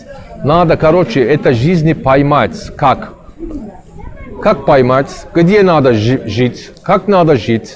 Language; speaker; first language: Russian; non-native, learner; Turkish